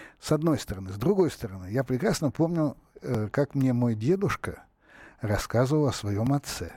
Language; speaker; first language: Russian; native; Russian